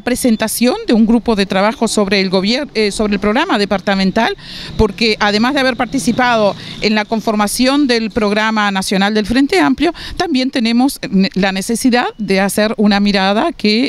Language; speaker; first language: Spanish; native; Spanish